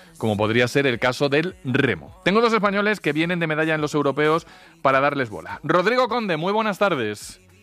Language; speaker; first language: Spanish; native; Spanish